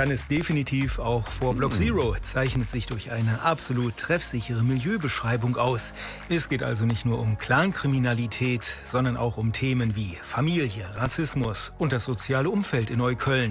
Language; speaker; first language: German; native; German